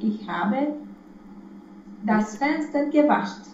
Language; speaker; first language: German; non-native, learner; Romanian